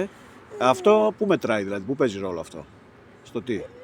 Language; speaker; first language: Greek; native; Greek